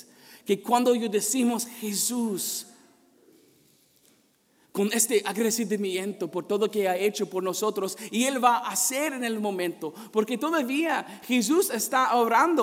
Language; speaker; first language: Spanish; non-native, fluent; English